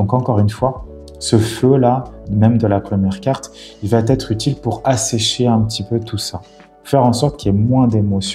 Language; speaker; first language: French; native; French